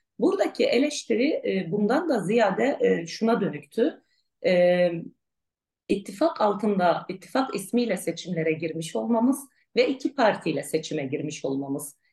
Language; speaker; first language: Turkish; non-native, local second language; Arabic